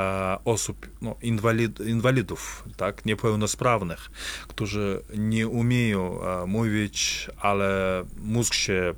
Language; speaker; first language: Polish; non-native, fluent; Kazakh